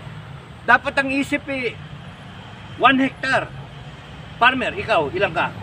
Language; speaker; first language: Filipino; native; Filipino